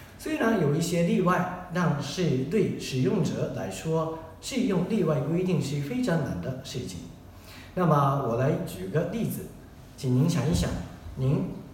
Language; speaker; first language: Chinese; non-native, fluent; Japanese